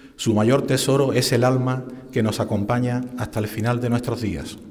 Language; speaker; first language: Spanish; native; Spanish